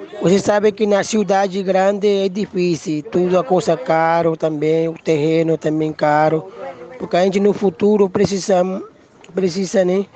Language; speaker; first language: Portuguese; non-native, learner; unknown